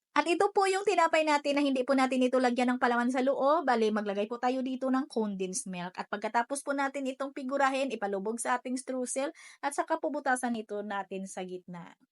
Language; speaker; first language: Filipino; non-native, local second language; Hiligaynon